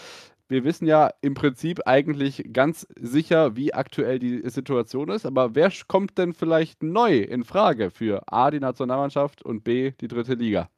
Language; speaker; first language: German; native; German